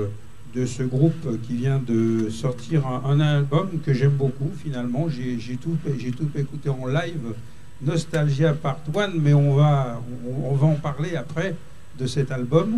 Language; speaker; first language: French; native; French